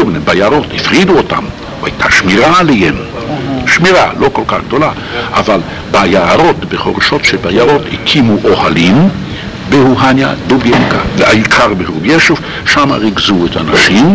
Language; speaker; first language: Hebrew; non-native, fluent; Polish